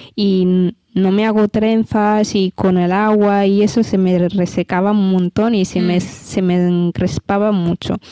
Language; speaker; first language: Spanish; early bilingual, other home language; Amharic